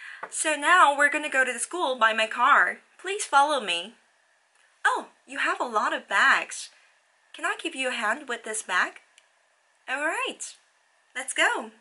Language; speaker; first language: English; non-native, fluent; Korean